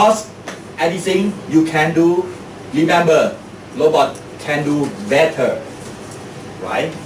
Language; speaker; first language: English; non-native, learner; Thai